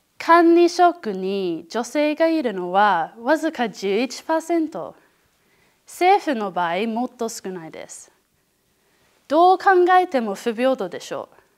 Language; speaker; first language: Japanese; non-native, learner; English